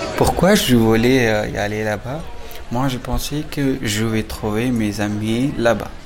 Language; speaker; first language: French; non-native, fluent; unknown